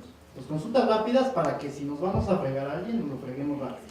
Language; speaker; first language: Spanish; native; Spanish